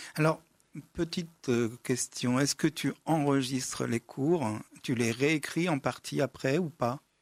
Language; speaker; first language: French; native; French